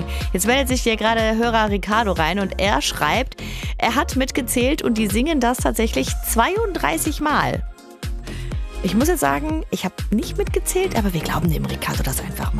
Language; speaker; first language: German; native; German